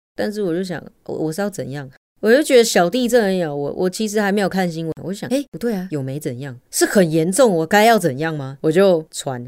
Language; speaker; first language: Chinese; native; Chinese